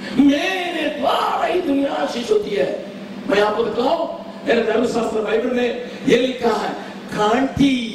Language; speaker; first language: Hindi; non-native, local second language; Tamil